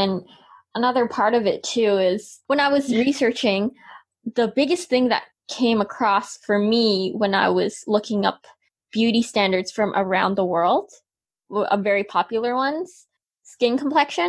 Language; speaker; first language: English; native; English